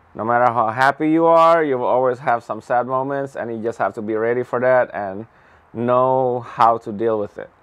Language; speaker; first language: English; early bilingual, other home language; Indonesian